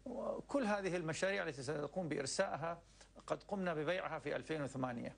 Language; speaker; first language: Arabic; native; Arabic